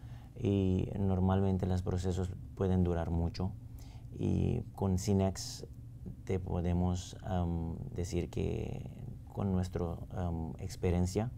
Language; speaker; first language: Spanish; non-native, fluent; Papiamento